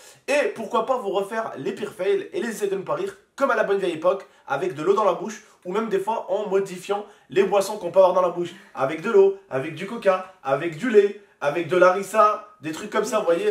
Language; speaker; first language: French; native; French